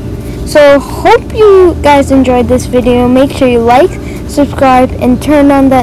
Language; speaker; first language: English; native; English